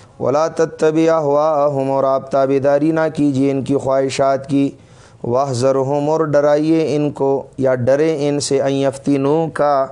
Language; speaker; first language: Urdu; non-native, local second language; Pashto